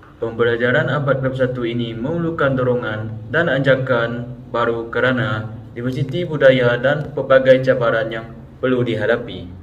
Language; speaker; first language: Malay; non-native, local second language; Iban